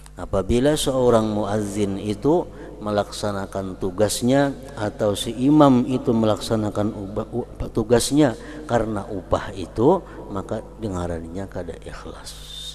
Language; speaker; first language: Indonesian; non-native, local second language; Banjar